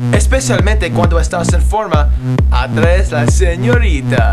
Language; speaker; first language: Spanish; non-native, learner; English